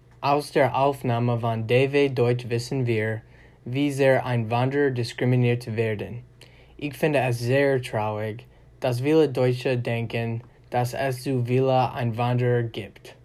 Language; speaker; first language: German; non-native, learner; English